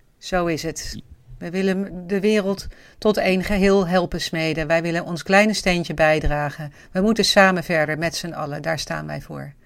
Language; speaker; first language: Dutch; native; Dutch